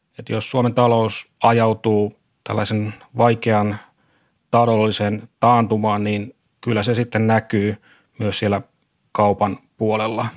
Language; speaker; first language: Finnish; native; Finnish